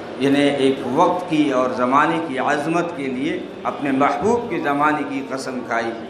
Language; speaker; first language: Urdu; non-native, local second language; Gujarati